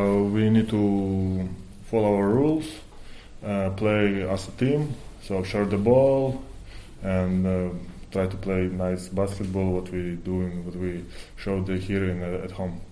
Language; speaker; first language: English; non-native, fluent; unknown